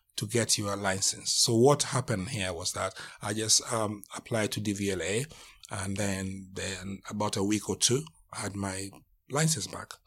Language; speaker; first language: English; non-native, local second language; Luo (Kenya and Tanzania)